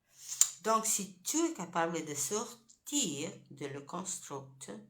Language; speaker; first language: French; non-native, fluent; Italian